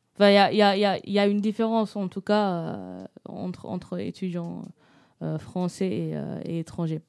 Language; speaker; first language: French; non-native, local second language; Wolof